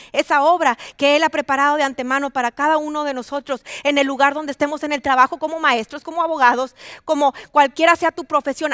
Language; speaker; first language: Spanish; native; Spanish